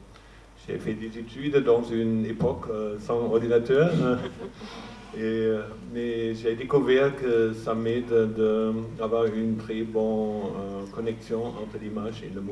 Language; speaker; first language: French; non-native, fluent; German